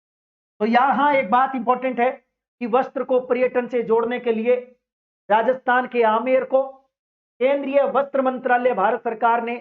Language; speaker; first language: Hindi; native; Hindi